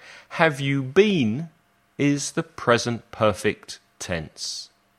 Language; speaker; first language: English; native; English